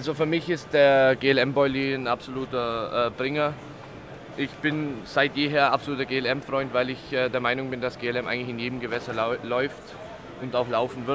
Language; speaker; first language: German; native; German